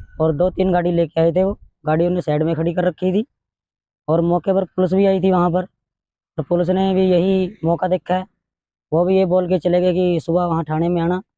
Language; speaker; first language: Hindi; non-native, local second language; Punjabi